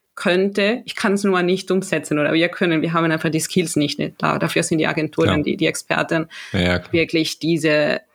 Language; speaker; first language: German; non-native, fluent; Spanish